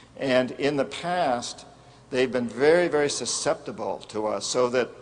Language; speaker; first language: English; native; English